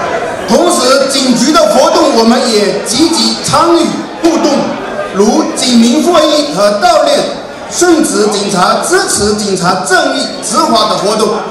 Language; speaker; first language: Chinese; native; Chinese